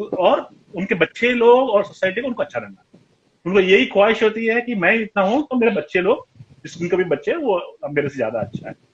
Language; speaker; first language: Hindi; non-native, local second language; Tamil